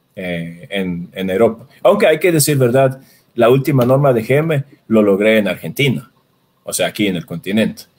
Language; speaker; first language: Spanish; non-native, fluent; Swedish